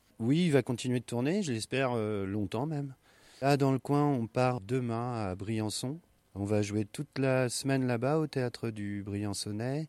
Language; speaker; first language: French; native; French